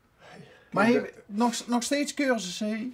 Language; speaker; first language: Dutch; native; Dutch